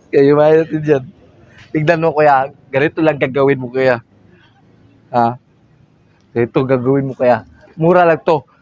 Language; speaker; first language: Filipino; non-native, local second language; Cebuano